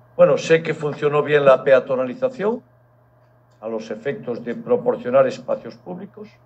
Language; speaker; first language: Spanish; native; Spanish